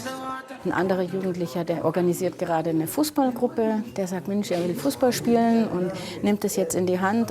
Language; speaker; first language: German; native; German